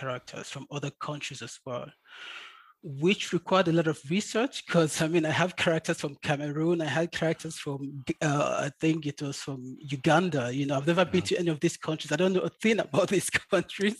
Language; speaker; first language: English; native; English